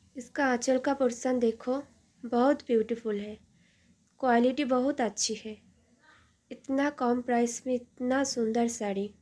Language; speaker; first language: Hindi; non-native, local second language; Bangla